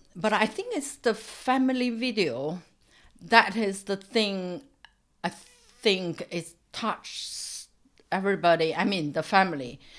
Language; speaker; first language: English; non-native, fluent; Chinese